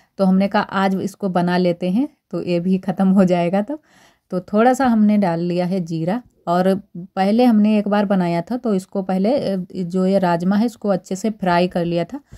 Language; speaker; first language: Hindi; native; Hindi